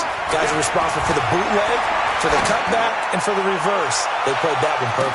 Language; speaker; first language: English; native; English